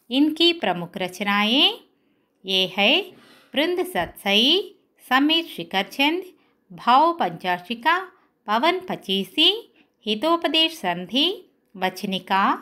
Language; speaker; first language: Hindi; non-native, local second language; Telugu